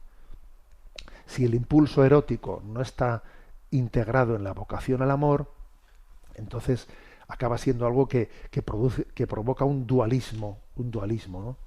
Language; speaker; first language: Spanish; native; Spanish